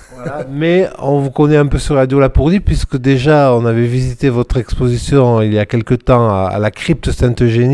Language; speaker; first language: French; native; French